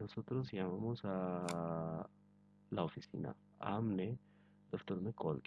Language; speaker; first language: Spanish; non-native, fluent; Urdu